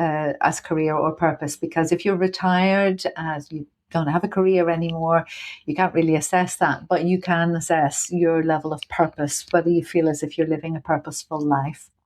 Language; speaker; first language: English; native; English